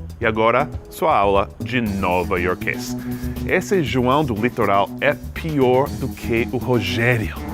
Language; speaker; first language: Portuguese; non-native, fluent; English